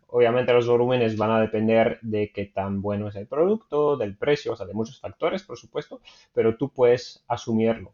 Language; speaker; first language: Spanish; non-native, fluent; French